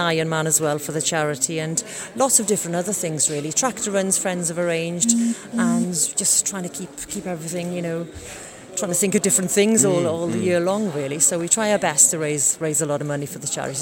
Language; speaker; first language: English; native; English